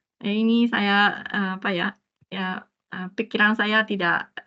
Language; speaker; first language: Indonesian; non-native, fluent; Japanese